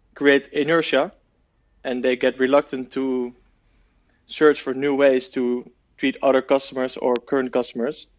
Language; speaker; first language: English; non-native, fluent; Dutch